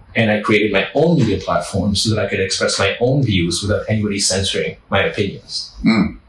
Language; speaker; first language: English; non-native, fluent; French